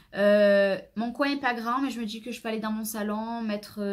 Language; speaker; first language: French; native; French